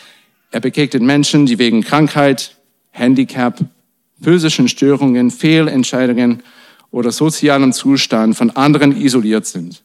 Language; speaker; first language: German; non-native, fluent; English